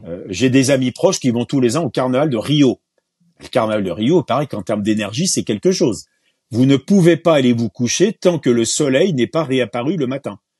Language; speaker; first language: French; native; French